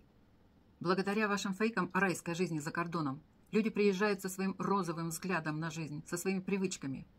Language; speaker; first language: Russian; native; Russian